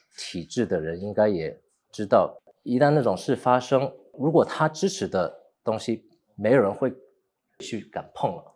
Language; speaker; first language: Chinese; early bilingual, heritage; Chinese